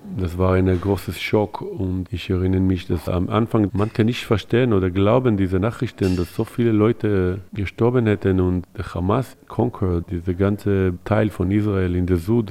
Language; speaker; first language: German; non-native, learner; Hebrew